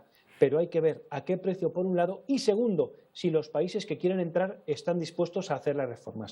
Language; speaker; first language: Spanish; native; Spanish